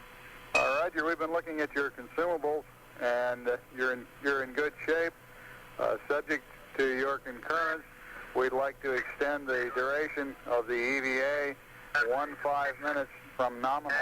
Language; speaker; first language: English; native; English